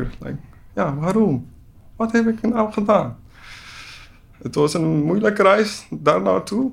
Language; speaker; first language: Dutch; non-native, learner; Persian